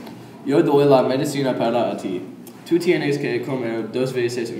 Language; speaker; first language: Spanish; non-native, learner; English